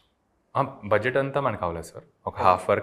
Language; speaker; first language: Telugu; native; Telugu